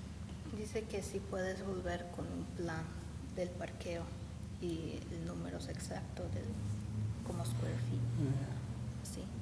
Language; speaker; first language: Spanish; early bilingual, heritage; Spanish